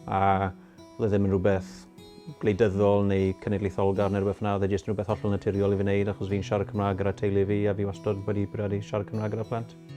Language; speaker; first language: Welsh; native; Welsh